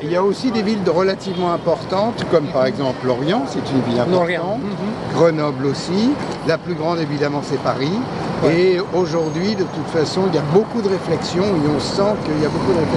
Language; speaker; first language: French; native; French